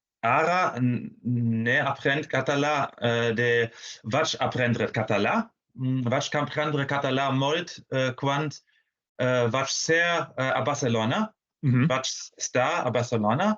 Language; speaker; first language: Spanish; non-native, fluent; German